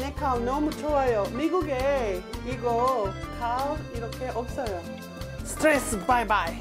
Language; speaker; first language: Korean; non-native, learner; English